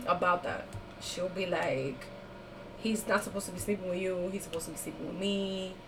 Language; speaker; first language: English; early bilingual, other home language; Spanish